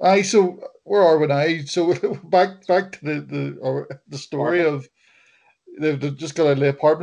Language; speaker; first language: English; native; English